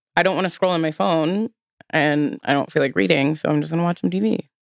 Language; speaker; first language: English; native; English